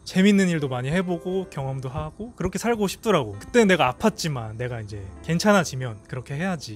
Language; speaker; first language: Korean; early bilingual, heritage; Korean